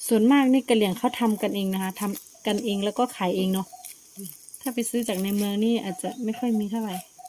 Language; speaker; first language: Thai; non-native, local second language; Karen languages